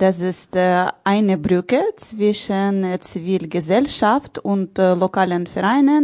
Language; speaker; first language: German; non-native, learner; Ukrainian